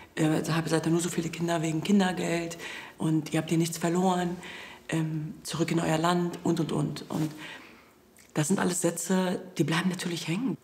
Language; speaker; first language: German; early bilingual, other home language; Kurdish